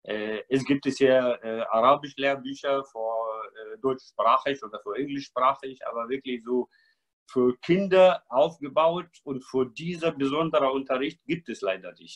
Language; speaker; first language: German; non-native, fluent; Arabic